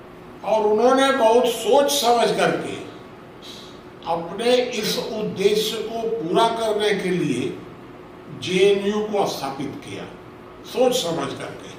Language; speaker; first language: Hindi; native; Hindi